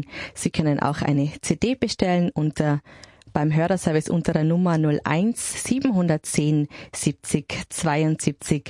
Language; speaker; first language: German; native; German